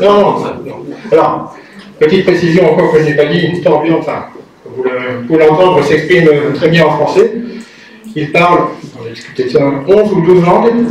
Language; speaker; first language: French; native; French